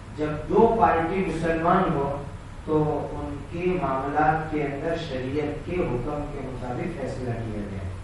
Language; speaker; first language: Urdu; native; Urdu